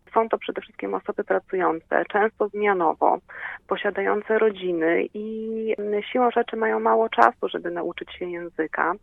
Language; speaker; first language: Polish; native; Polish